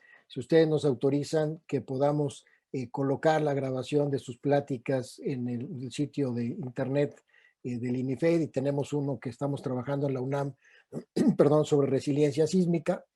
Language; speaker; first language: Spanish; native; Spanish